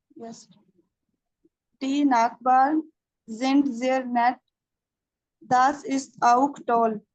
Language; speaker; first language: German; non-native, learner; Hindi